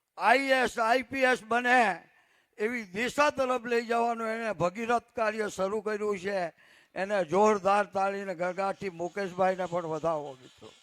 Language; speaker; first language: Gujarati; non-native, local second language; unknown